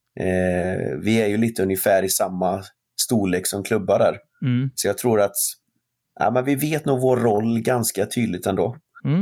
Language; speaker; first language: Swedish; native; Swedish